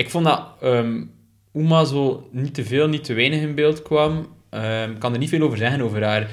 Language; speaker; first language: Dutch; native; Dutch